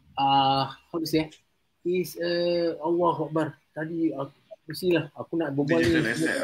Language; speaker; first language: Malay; native; Malay